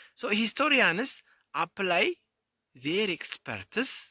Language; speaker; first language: English; non-native, local second language; Amharic